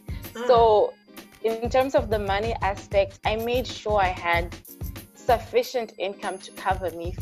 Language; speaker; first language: English; non-native, local second language; Shona